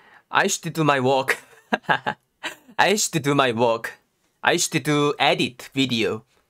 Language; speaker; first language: English; non-native, learner; Korean